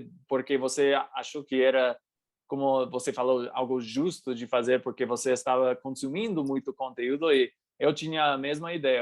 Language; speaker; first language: Portuguese; non-native, fluent; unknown